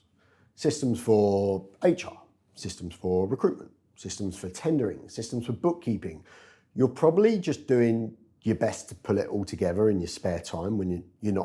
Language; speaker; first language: English; native; English